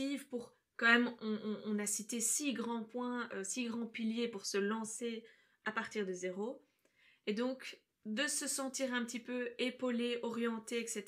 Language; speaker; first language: French; native; French